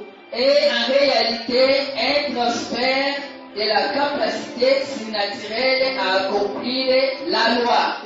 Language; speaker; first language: French; non-native, local second language; Lingala